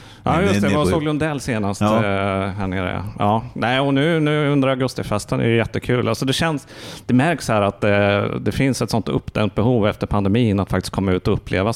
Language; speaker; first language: Swedish; native; Swedish